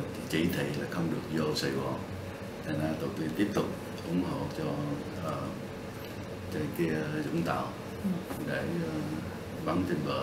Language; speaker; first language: Vietnamese; non-native, local second language; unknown